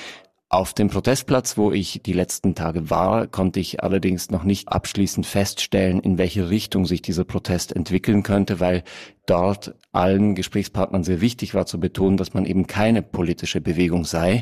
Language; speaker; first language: German; native; German